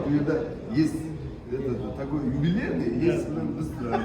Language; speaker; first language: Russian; non-native, local second language; Uzbek